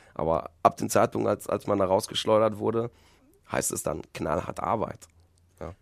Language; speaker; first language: German; early bilingual, other home language; Polish